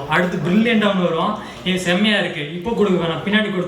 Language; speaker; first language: Tamil; native; Tamil